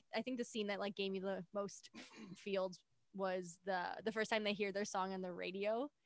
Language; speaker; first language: English; native; English